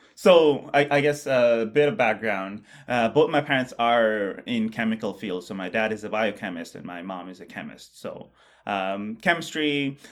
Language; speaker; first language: English; non-native, local second language; Bangla